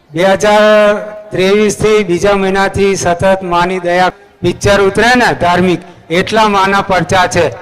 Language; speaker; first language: Gujarati; native; Gujarati